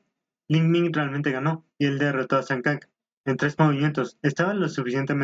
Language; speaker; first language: Spanish; native; Spanish